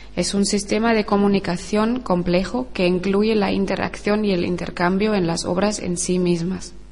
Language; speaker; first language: Spanish; non-native, learner; German